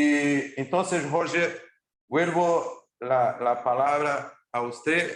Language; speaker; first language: Spanish; non-native, fluent; Portuguese